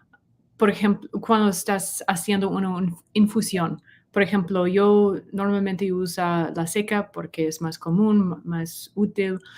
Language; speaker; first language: Spanish; non-native, learner; English